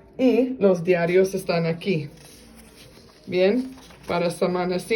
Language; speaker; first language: Spanish; non-native, fluent; English